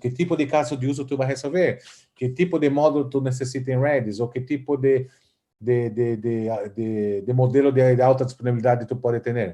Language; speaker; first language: Portuguese; non-native, fluent; Spanish